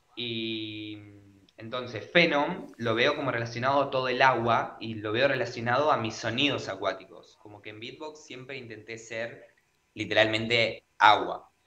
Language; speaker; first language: Spanish; native; Spanish